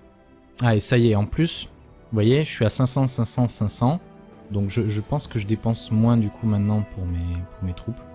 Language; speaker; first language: French; native; French